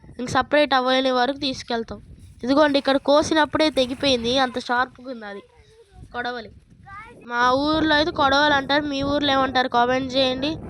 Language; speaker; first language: Telugu; native; Telugu